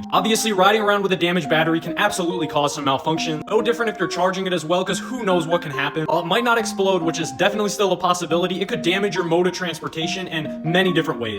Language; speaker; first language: English; native; English